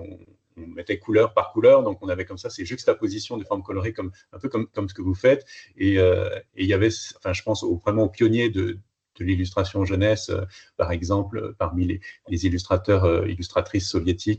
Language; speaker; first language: French; native; French